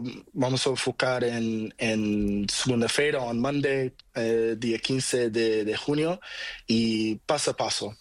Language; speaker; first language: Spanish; non-native, learner; Portuguese